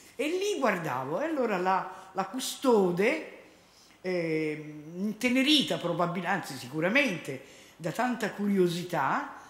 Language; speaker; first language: Italian; native; Italian